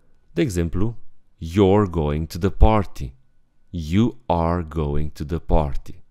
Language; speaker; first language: English; non-native, fluent; Romanian